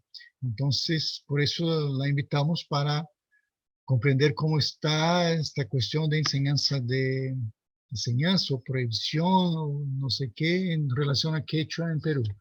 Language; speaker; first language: Spanish; non-native, fluent; Portuguese